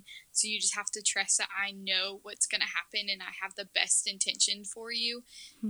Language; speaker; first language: English; native; English